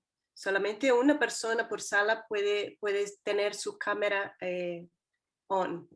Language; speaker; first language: Spanish; non-native, fluent; Portuguese